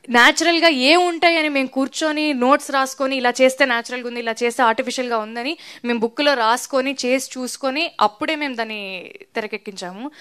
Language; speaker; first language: Telugu; native; Telugu